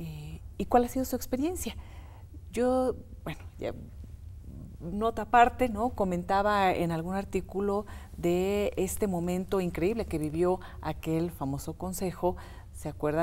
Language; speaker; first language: Spanish; native; Spanish